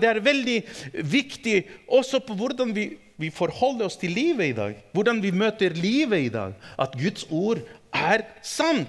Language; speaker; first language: Norwegian; non-native, fluent; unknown